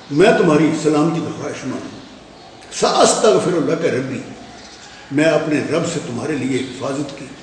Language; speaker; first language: Urdu; non-native, local second language; Punjabi